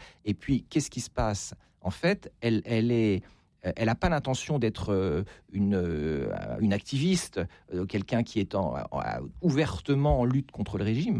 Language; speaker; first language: French; native; French